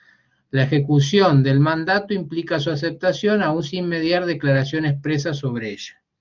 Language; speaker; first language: Spanish; native; Spanish